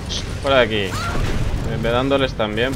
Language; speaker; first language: Spanish; native; Spanish